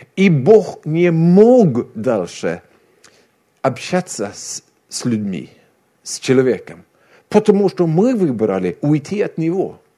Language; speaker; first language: Russian; non-native, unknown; Swedish